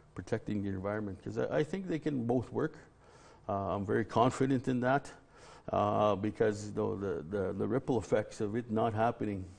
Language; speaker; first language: English; native; English